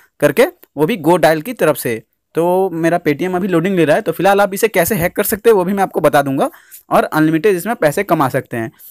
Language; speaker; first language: Hindi; native; Hindi